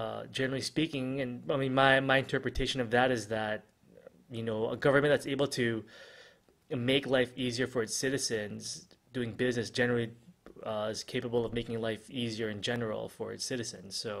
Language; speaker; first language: English; non-native, local second language; Filipino